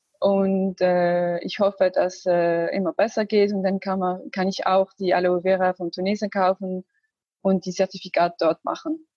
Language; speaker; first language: German; non-native, learner; Arabic